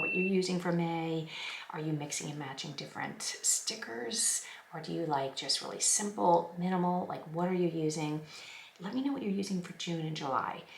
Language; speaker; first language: English; native; English